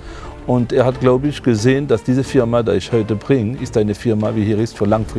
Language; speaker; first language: German; non-native, fluent; French